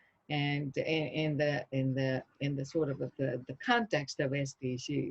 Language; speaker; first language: English; non-native, fluent; Japanese